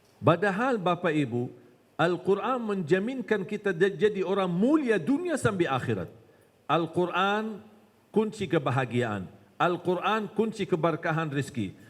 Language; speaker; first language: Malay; non-native, fluent; Arabic